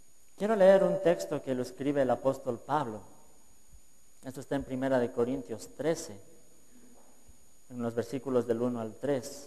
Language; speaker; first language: Spanish; native; Spanish